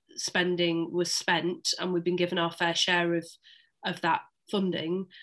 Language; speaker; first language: English; native; English